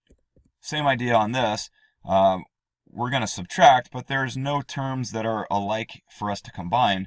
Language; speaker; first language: English; native; English